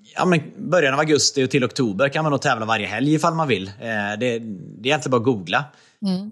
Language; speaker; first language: Swedish; native; Swedish